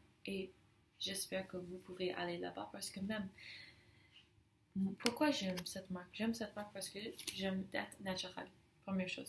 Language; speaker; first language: French; non-native, learner; English